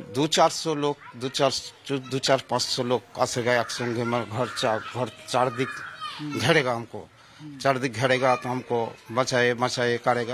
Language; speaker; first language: Hindi; non-native, local second language; Bangla